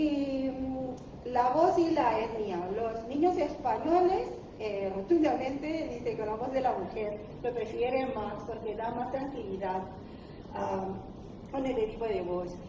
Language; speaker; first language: Spanish; non-native, learner; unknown